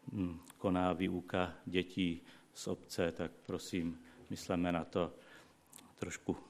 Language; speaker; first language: Czech; native; Czech